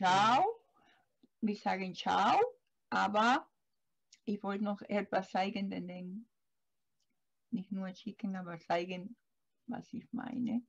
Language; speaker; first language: German; non-native, learner; Spanish